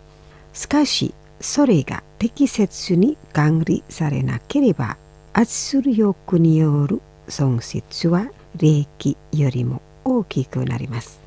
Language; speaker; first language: Japanese; non-native, fluent; Indonesian